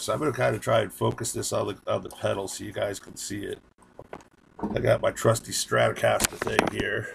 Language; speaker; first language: English; native; English